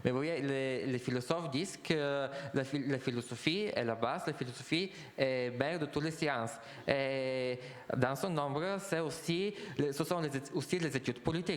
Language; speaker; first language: French; non-native, fluent; Bulgarian